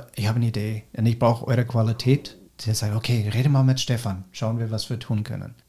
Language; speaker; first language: German; non-native, fluent; English